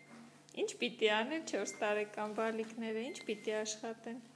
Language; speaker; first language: Armenian; native; Armenian